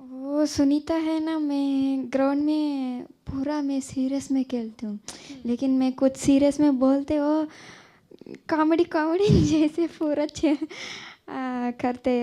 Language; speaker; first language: Hindi; non-native, local second language; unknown